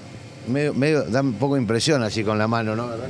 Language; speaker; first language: Spanish; native; Spanish